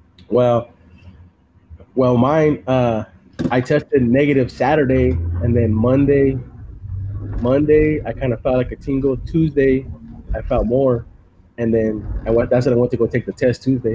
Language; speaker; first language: English; early bilingual, other home language; Spanish